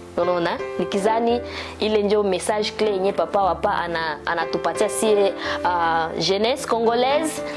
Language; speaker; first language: Swahili; native; Swahili